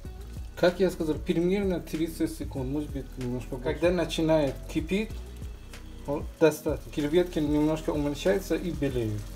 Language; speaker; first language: Russian; non-native, fluent; Persian